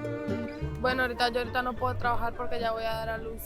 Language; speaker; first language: Spanish; native; Spanish